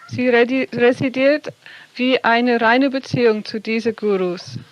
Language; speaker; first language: German; non-native, fluent; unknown